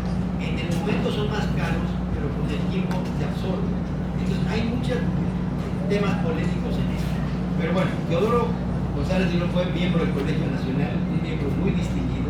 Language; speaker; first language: Spanish; native; Spanish